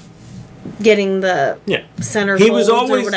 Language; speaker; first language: English; native; English